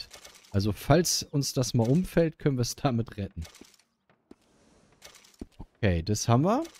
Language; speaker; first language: German; native; German